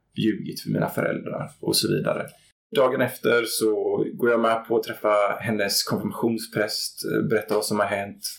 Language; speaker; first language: Swedish; native; Swedish